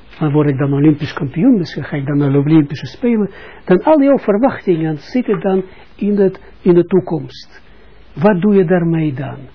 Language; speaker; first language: Dutch; non-native, fluent; Russian